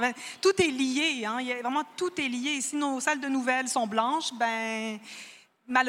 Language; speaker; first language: French; native; French